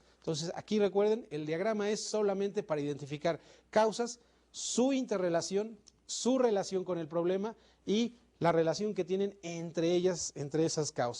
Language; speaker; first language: Spanish; native; Spanish